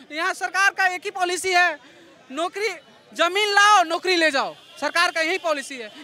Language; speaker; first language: Hindi; native; Hindi